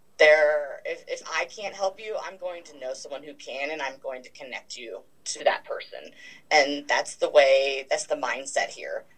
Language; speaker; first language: English; native; English